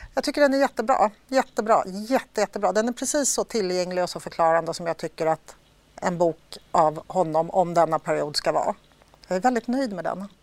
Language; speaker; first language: Swedish; early bilingual, other home language; Polish